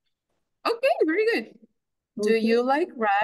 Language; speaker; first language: English; non-native, fluent; Spanish